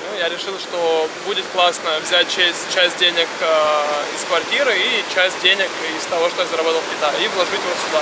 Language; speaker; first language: Russian; native; Russian